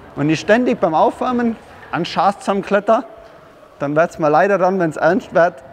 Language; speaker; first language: German; native; German